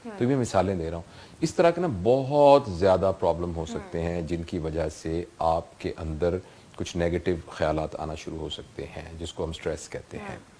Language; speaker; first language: Urdu; non-native, local second language; Punjabi